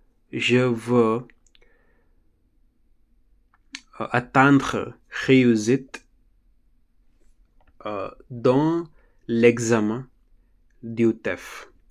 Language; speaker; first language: French; non-native, learner; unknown